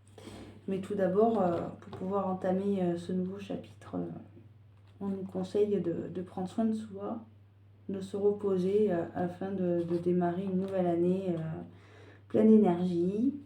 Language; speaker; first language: French; native; French